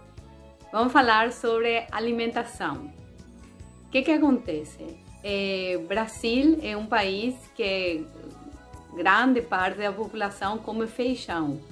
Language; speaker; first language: Portuguese; non-native, fluent; Spanish